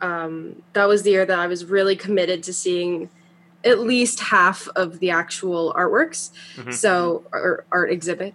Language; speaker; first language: English; native; English